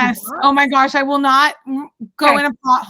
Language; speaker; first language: English; native; English